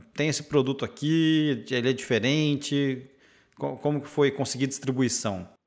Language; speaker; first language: Portuguese; native; Portuguese